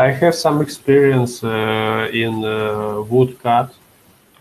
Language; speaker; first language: English; non-native, learner; Russian